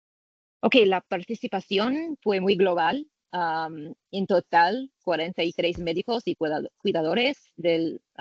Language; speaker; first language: Spanish; non-native, learner; English